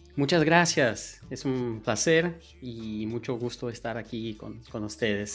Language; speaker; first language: Spanish; non-native, fluent; Portuguese